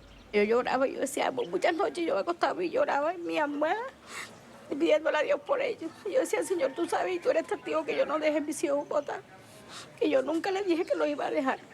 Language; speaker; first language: Spanish; native; Spanish